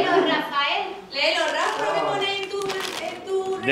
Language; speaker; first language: Spanish; native; Spanish